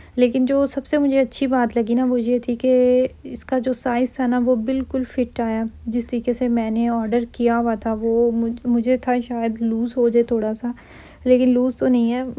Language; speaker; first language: Urdu; native; Urdu